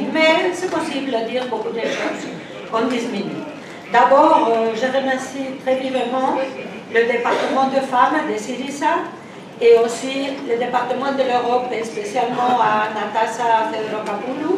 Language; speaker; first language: French; non-native, fluent; Spanish